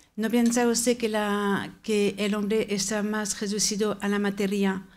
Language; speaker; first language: Spanish; non-native, fluent; French